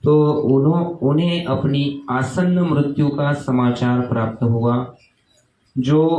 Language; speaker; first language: Hindi; non-native, local second language; Marathi